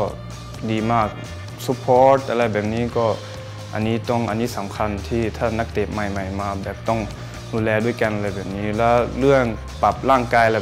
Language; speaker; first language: Thai; early bilingual, heritage; Thai